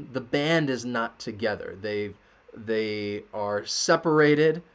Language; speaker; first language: English; native; English